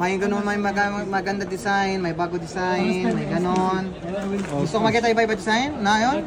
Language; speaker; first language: Filipino; non-native, learner; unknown